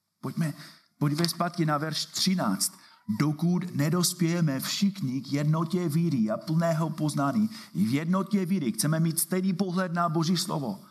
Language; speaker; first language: Czech; non-native, fluent; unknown